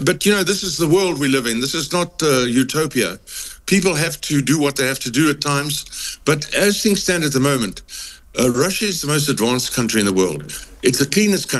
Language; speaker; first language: English; native; English